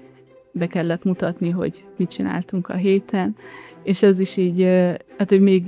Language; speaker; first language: Hungarian; early bilingual, heritage; Hungarian